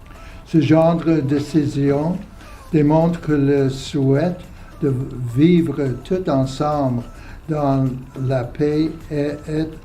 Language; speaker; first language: French; non-native, fluent; English